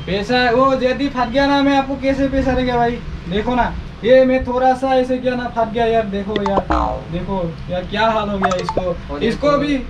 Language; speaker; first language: Hindi; non-native, local second language; Assamese